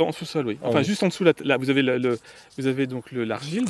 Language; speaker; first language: French; native; French